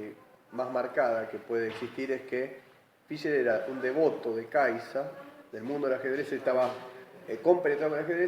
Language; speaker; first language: Spanish; native; Spanish